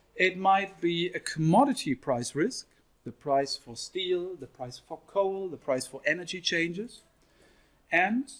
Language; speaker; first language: English; non-native, fluent; German